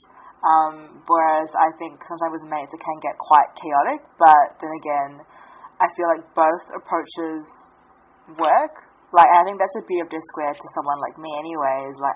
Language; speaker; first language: English; native; English